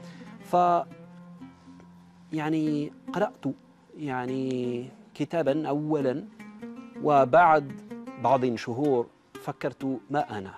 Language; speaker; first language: Arabic; non-native, fluent; French